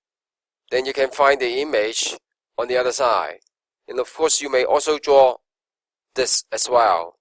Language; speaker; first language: English; non-native, local second language; Cantonese